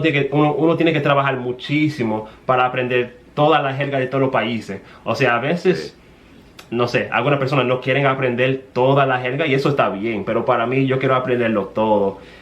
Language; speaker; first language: Spanish; non-native, fluent; English